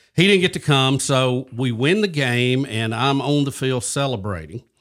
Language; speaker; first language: English; native; English